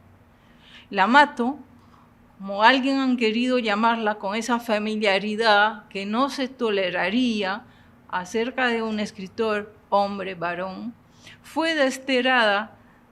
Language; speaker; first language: Spanish; non-native, fluent; French